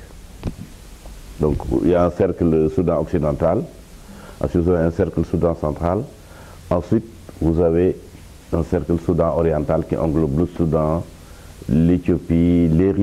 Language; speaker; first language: French; non-native, local second language; Wolof